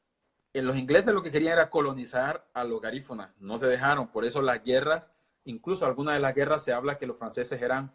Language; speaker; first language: Spanish; non-native, local second language; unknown